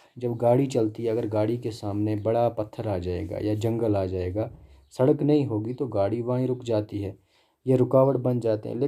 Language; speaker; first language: Urdu; non-native, local second language; Kashmiri